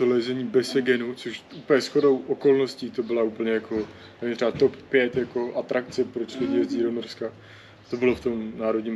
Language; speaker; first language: Czech; native; Czech